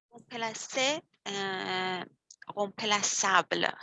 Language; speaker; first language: French; non-native, learner; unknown